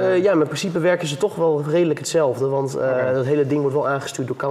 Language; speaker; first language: Dutch; native; Dutch